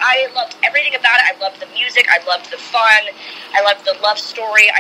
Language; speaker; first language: English; native; English